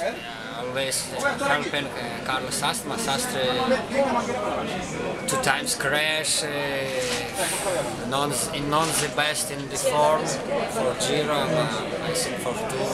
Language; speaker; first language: English; non-native, learner; Ukrainian